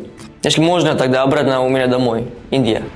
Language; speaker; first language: Russian; non-native, learner; Gujarati